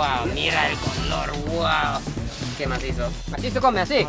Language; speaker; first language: Spanish; non-native, fluent; Japanese